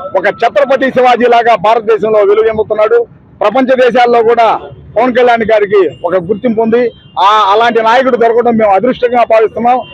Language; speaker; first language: Telugu; native; Telugu